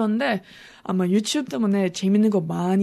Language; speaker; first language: Korean; non-native, learner; English